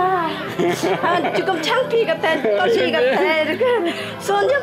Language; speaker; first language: Korean; non-native, learner; Khmer